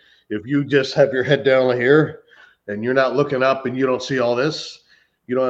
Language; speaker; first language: English; native; English